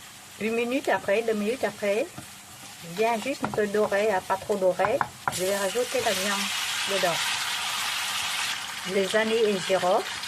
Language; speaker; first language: French; non-native, fluent; Vietnamese